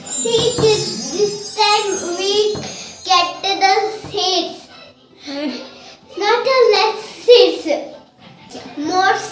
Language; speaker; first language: English; non-native, learner; Kannada